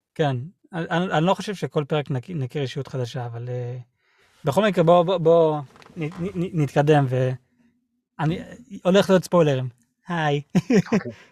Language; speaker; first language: Hebrew; early bilingual, other home language; English